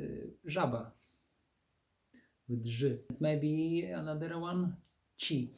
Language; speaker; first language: English; non-native, fluent; Polish